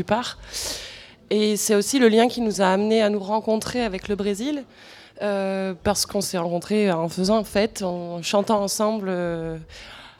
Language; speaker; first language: French; native; French